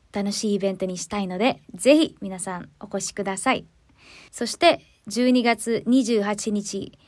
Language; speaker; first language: Japanese; non-native, fluent; Filipino